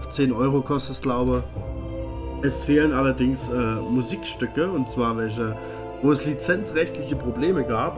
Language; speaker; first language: German; native; German